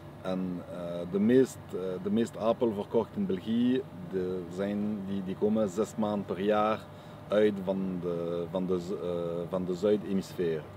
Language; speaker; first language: Dutch; non-native, local second language; French